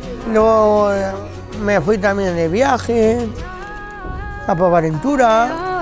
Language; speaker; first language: Catalan; non-native, local second language; Spanish